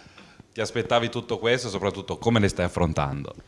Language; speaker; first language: Italian; native; Italian